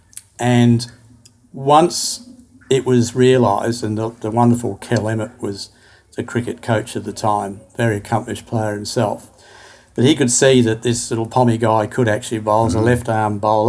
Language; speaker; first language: English; native; English